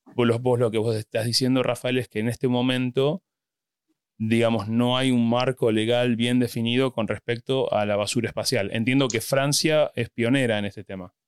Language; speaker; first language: Spanish; native; Spanish